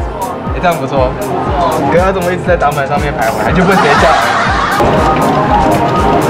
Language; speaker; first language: Chinese; native; Chinese